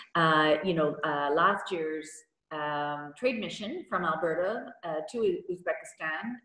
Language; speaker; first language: English; native; English